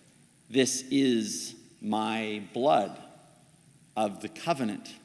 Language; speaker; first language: English; native; English